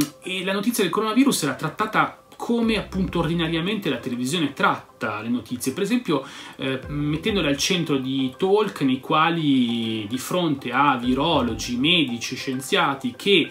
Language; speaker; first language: Italian; native; Italian